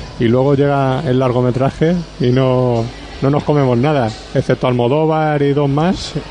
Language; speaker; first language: Spanish; native; Spanish